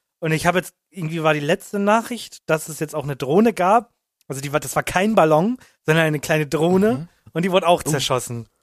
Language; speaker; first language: German; native; German